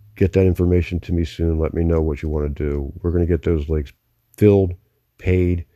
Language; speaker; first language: English; native; English